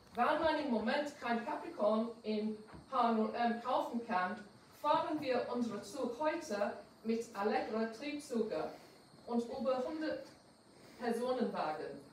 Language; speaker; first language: German; non-native, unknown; English